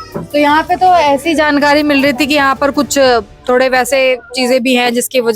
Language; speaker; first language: Hindi; native; Hindi